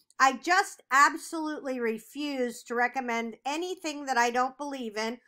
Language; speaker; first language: English; native; English